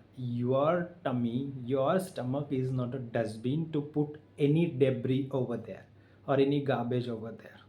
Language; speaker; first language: English; non-native, local second language; Marathi